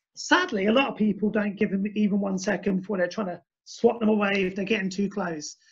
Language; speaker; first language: English; native; English